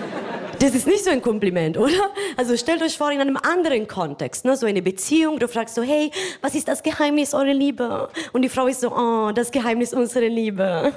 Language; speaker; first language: German; non-native, fluent; Italian